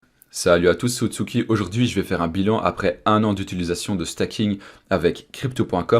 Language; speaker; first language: French; native; French